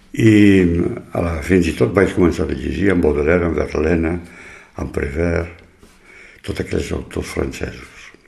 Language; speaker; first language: Catalan; non-native, local second language; French